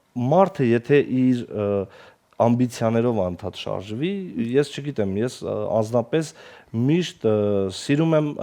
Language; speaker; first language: Armenian; non-native, local second language; Kurdish